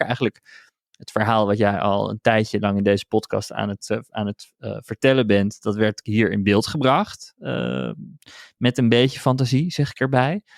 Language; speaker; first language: Dutch; native; Dutch